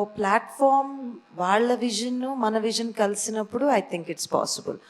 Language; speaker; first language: Telugu; native; Telugu